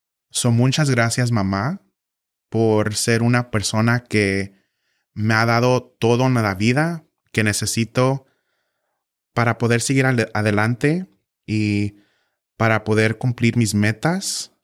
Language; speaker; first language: Spanish; early bilingual, heritage; Spanish